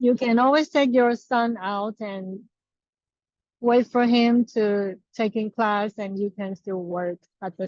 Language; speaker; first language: English; non-native, learner; Chinese